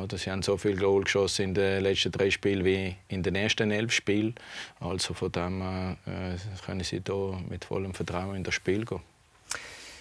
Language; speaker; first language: German; native; German